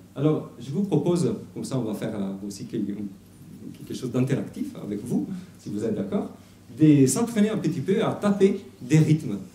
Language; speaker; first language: French; non-native, fluent; Italian